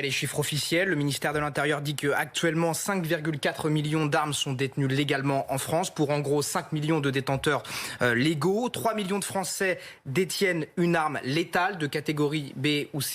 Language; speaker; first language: French; native; French